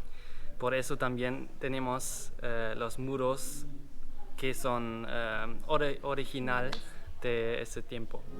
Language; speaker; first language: Spanish; non-native, learner; German